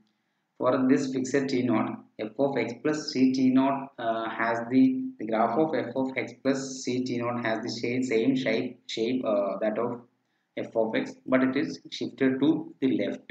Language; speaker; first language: English; non-native, local second language; Malayalam